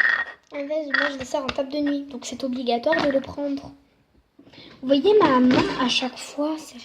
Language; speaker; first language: French; native; French